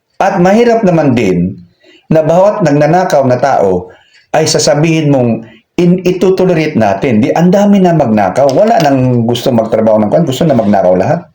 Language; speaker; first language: Filipino; non-native, local second language; Cebuano